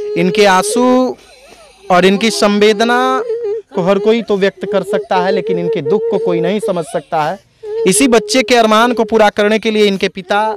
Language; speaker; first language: Hindi; native; Hindi